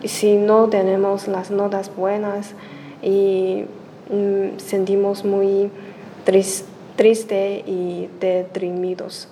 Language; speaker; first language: Spanish; non-native, learner; Chinese